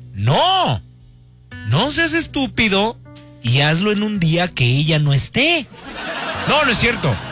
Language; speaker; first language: Spanish; native; Spanish